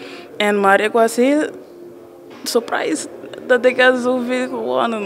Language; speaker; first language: Dutch; non-native, learner; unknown